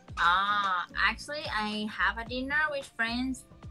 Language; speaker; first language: English; non-native, learner; Thai